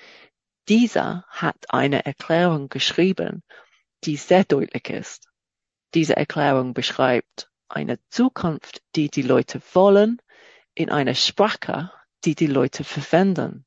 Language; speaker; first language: German; non-native, fluent; English